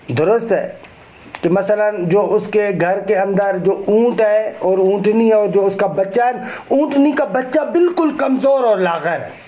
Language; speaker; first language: Urdu; non-native, local second language; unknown